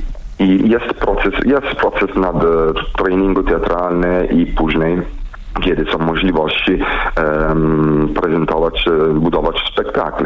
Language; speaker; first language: Polish; non-native, learner; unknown